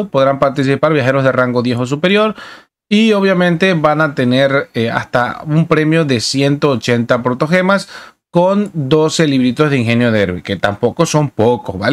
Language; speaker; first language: Spanish; native; Spanish